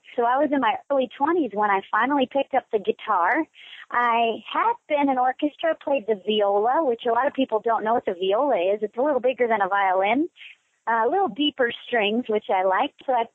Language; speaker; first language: English; native; English